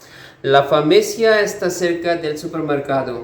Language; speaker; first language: Spanish; non-native, learner; Urdu